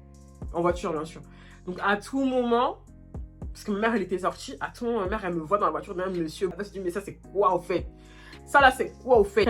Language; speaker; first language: French; native; French